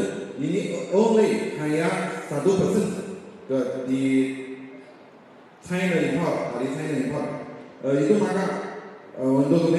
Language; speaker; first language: Indonesian; non-native, learner; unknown